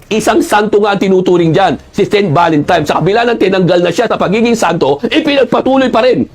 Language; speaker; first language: Filipino; native; Filipino